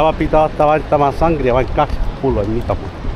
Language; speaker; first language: Finnish; non-native, learner; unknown